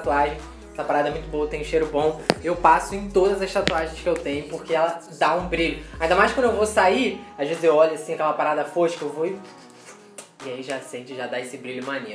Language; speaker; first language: Portuguese; native; Portuguese